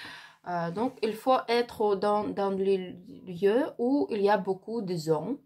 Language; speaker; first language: French; non-native, learner; Ukrainian